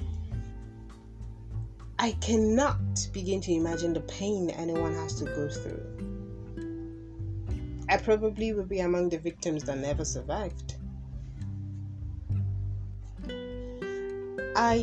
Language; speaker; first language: English; non-native, local second language; Yoruba